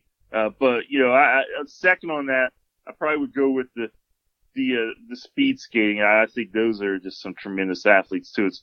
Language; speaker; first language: English; native; English